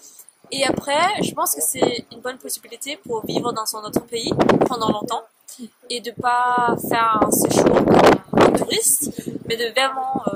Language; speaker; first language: French; non-native, learner; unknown